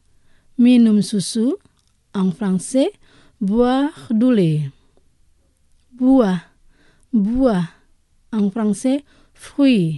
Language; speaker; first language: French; non-native, fluent; Indonesian